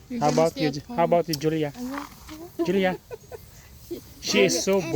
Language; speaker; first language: English; non-native, learner; Filipino